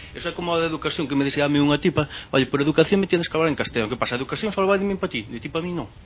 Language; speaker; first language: Galician; native; Galician